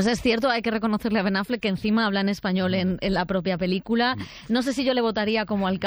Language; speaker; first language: Spanish; native; Spanish